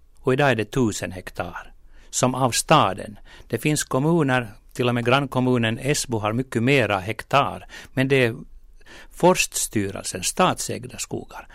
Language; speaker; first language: Swedish; native; Swedish